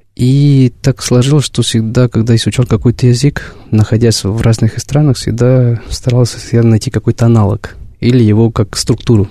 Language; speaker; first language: Russian; non-native, fluent; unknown